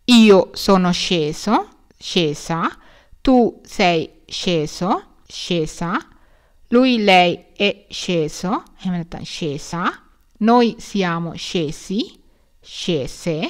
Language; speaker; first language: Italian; non-native, fluent; Sinhala